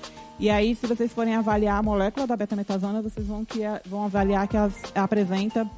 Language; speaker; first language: Portuguese; native; Portuguese